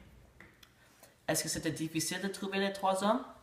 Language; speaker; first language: French; native; French